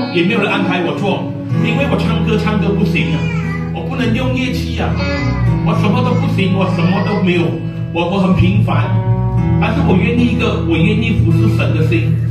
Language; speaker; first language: Chinese; native; Chinese